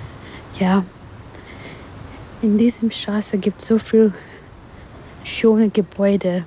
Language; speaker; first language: German; non-native, learner; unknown